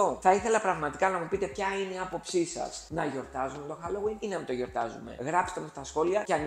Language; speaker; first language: Greek; native; Greek